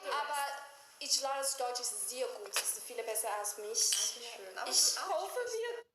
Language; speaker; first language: German; non-native, learner; Chinese